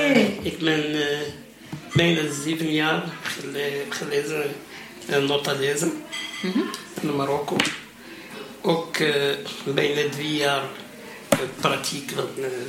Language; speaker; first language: Dutch; non-native, learner; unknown